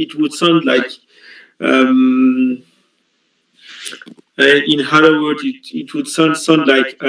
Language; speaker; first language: English; non-native, learner; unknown